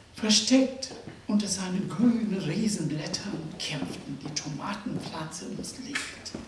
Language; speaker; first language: German; non-native, fluent; Nepali